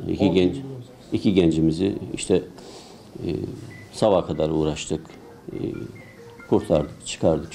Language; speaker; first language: Turkish; native; Turkish